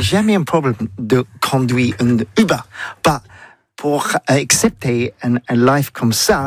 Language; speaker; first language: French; non-native, learner; English